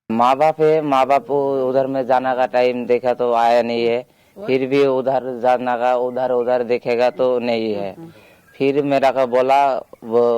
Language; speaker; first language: Hindi; non-native, local second language; Bangla